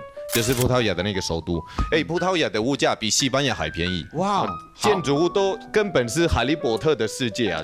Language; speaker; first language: Chinese; non-native, fluent; Spanish